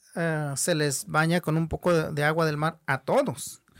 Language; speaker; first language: Spanish; non-native, local second language; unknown